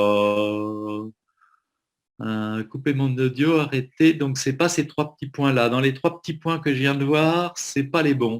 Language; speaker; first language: French; native; French